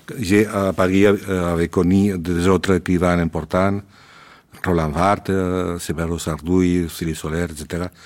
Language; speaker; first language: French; non-native, learner; Spanish